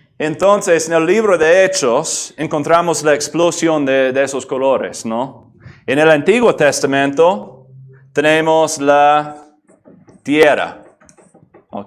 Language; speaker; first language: Spanish; non-native, fluent; English